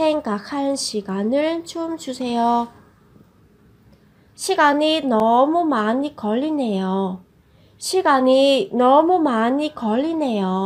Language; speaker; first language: Korean; non-native, fluent; Vietnamese